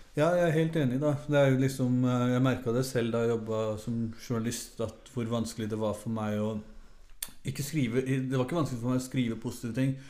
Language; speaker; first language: Norwegian; early bilingual, other home language; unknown